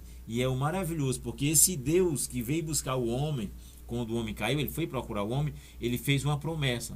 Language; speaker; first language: Portuguese; native; Portuguese